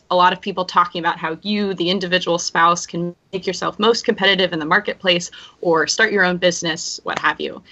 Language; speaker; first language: English; native; English